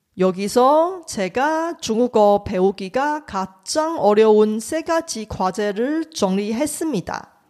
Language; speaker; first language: Korean; non-native, fluent; Chinese